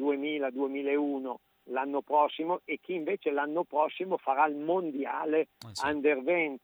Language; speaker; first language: Italian; native; Italian